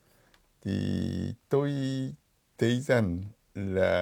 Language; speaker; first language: Vietnamese; non-native, fluent; Japanese